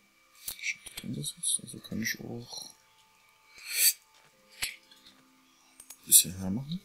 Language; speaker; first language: German; native; German